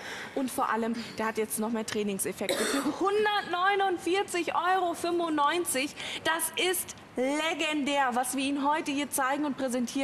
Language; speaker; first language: German; native; German